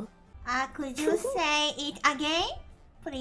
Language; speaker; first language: English; non-native, learner; Japanese